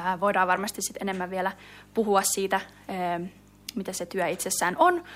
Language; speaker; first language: Finnish; native; Finnish